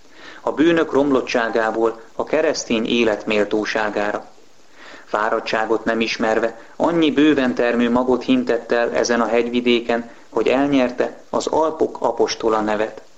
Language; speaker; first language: Hungarian; native; Hungarian